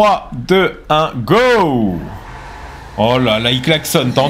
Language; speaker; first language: French; native; French